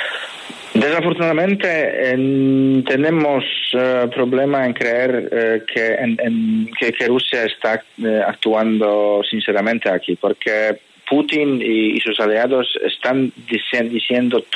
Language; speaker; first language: Spanish; non-native, fluent; Polish